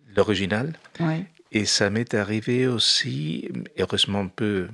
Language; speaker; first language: French; non-native, fluent; Spanish